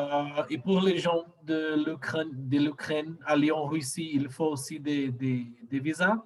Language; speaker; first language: French; non-native, learner; Portuguese